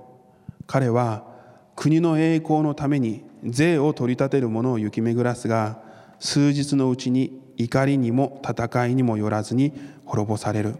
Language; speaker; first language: Japanese; non-native, fluent; Korean